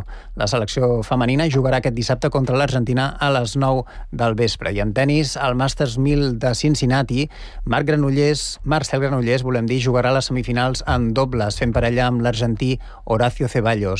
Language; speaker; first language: Catalan; native; Catalan